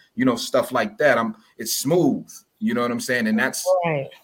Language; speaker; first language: English; early bilingual, other home language; Yoruba